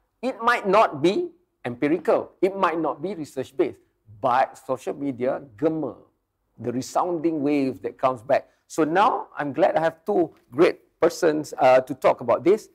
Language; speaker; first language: English; non-native, local second language; Malay